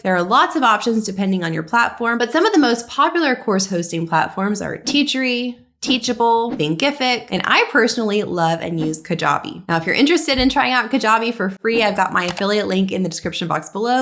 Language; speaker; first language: English; native; English